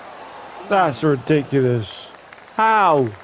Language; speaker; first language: English; native; English